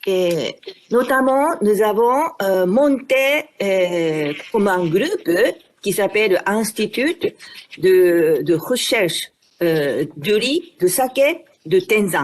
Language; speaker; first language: French; non-native, fluent; Japanese